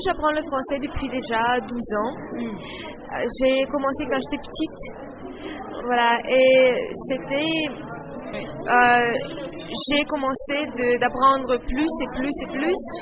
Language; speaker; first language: French; non-native, fluent; Russian